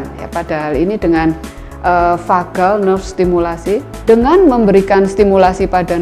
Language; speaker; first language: Indonesian; native; Indonesian